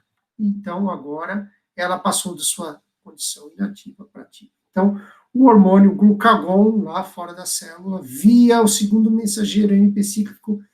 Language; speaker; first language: Portuguese; native; Portuguese